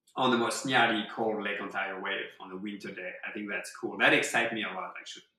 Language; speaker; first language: English; non-native, fluent; French